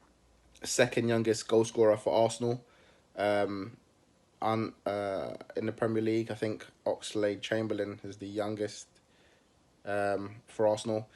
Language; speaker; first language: English; native; English